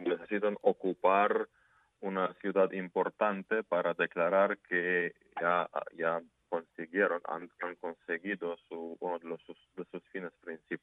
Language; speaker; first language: Spanish; non-native, fluent; Ukrainian